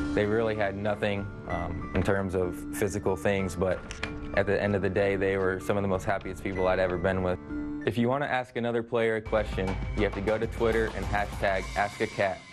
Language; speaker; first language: English; native; English